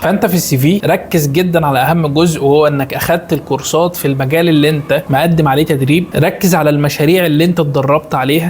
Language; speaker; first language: Arabic; native; Arabic